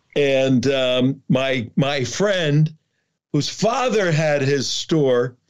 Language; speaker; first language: English; native; English